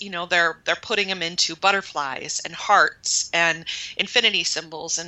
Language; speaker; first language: English; native; English